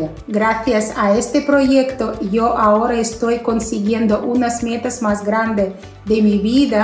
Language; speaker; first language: Spanish; non-native, fluent; Russian